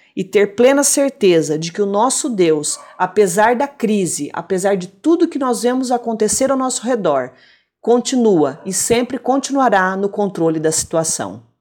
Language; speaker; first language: Portuguese; native; Portuguese